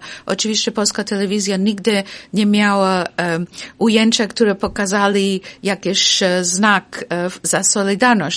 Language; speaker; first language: Polish; non-native, fluent; English